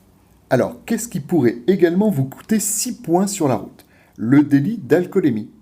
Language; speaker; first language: French; native; French